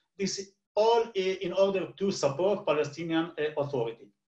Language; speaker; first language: English; non-native, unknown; Hebrew